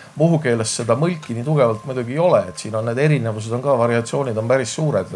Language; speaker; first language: Estonian; native; Estonian